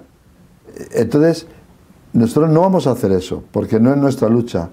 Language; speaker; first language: Spanish; native; Spanish